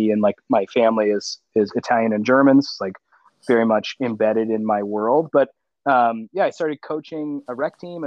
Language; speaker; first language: English; native; English